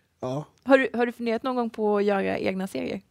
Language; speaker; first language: Swedish; native; Swedish